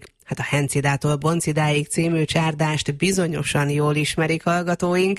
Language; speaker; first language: Hungarian; native; Hungarian